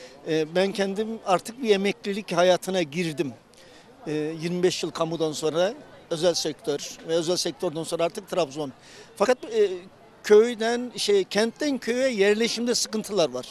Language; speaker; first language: Turkish; native; Turkish